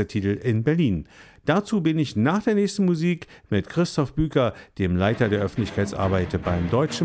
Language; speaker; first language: German; native; German